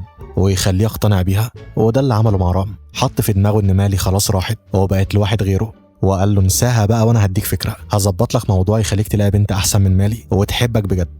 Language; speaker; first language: Arabic; native; Arabic